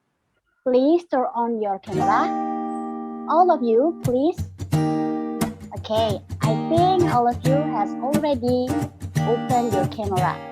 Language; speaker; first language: English; non-native, learner; Indonesian